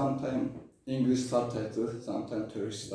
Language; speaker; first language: English; non-native, learner; Turkish